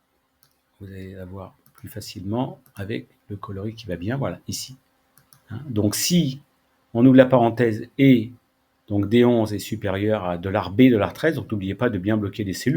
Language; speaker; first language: French; native; French